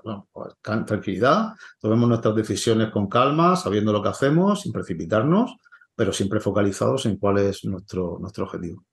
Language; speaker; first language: Spanish; native; Spanish